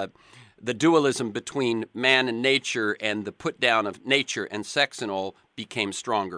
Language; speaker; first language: English; native; English